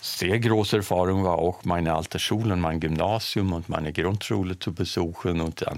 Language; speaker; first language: German; non-native, fluent; Swedish